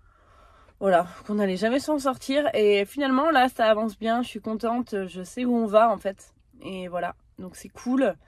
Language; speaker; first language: French; native; French